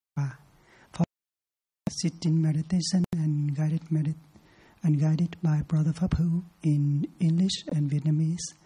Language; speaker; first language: English; non-native, learner; Vietnamese